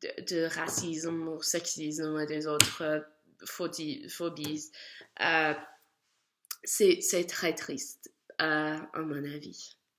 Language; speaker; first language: French; non-native, learner; English